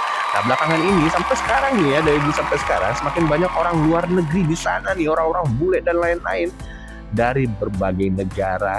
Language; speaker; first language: Indonesian; native; Indonesian